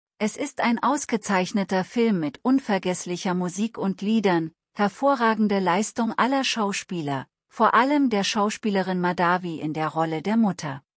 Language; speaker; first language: German; non-native, learner; Telugu